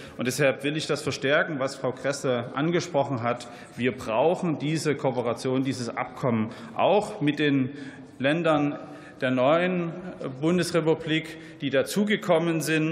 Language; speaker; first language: German; native; German